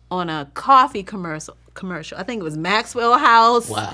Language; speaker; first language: English; native; English